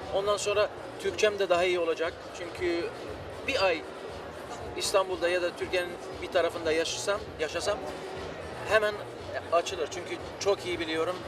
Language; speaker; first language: Turkish; early bilingual, heritage; Turkish